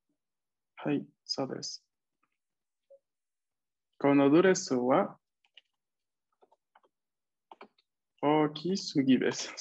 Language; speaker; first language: Japanese; non-native, fluent; Spanish